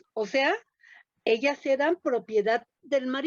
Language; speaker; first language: Spanish; native; Spanish